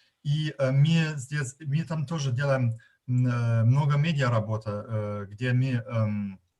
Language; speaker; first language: Russian; non-native, fluent; German